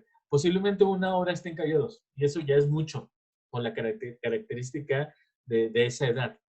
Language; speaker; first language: Spanish; native; Spanish